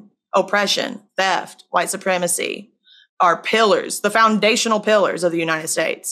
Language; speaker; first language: English; native; English